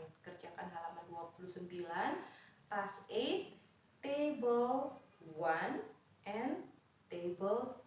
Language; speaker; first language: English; non-native, fluent; Indonesian